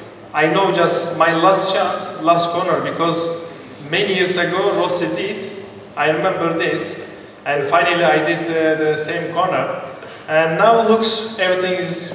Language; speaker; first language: English; non-native, learner; Turkish